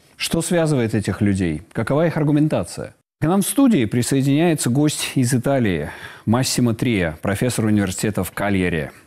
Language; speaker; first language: Russian; native; Russian